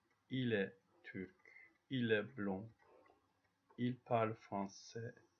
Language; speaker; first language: French; non-native, learner; Turkish